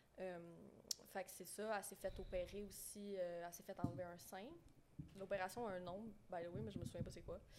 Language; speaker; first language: French; native; French